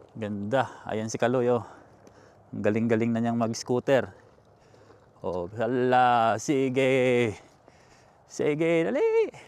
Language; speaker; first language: Filipino; native; Filipino